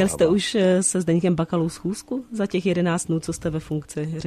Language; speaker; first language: Czech; native; Czech